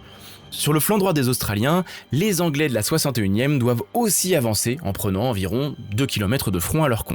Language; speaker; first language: French; native; French